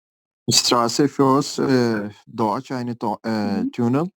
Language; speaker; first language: German; non-native, learner; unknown